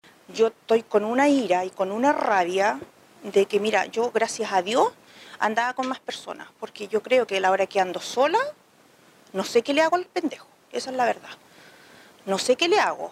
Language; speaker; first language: Spanish; native; Spanish